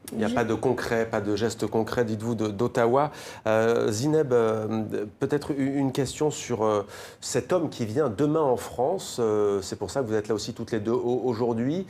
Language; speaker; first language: French; native; French